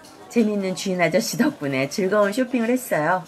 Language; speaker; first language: Korean; native; Korean